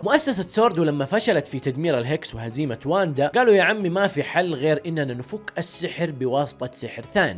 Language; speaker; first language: Arabic; native; Arabic